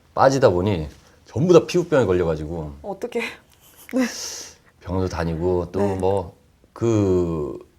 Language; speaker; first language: Korean; native; Korean